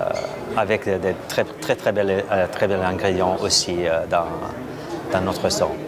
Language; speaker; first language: French; non-native, fluent; Italian